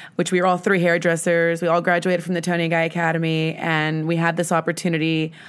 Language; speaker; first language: English; native; English